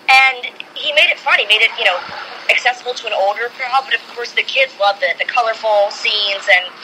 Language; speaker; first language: English; native; English